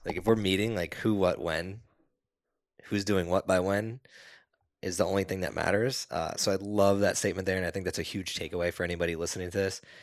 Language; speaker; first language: English; native; English